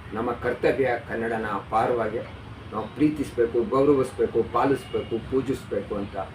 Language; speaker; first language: Kannada; non-native, local second language; Urdu